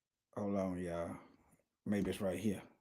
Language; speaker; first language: English; native; English